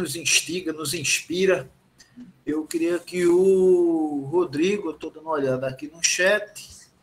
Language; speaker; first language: Portuguese; native; Portuguese